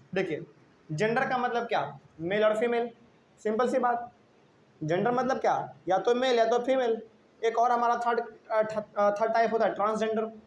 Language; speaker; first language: Hindi; native; Hindi